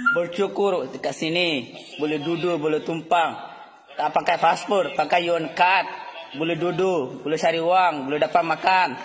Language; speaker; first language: Malay; non-native, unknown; Rohingya